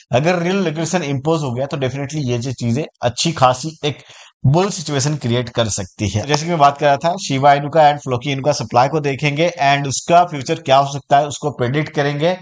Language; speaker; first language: Hindi; native; Hindi